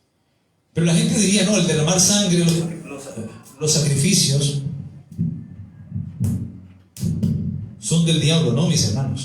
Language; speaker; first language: Spanish; native; Spanish